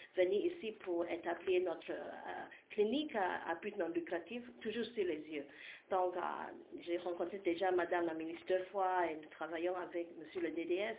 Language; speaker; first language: French; non-native, learner; Cantonese